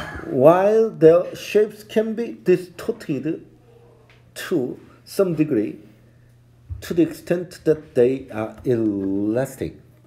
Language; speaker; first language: English; non-native, fluent; Korean